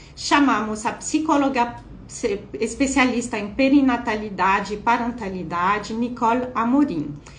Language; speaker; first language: Portuguese; non-native, fluent; French